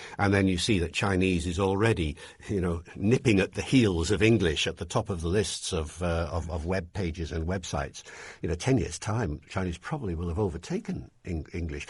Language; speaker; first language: English; native; English